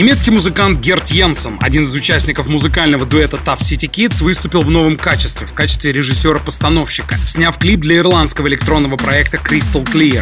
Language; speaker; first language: Russian; native; Russian